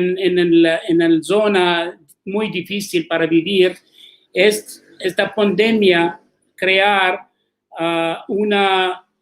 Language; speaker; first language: Spanish; non-native, learner; Arabic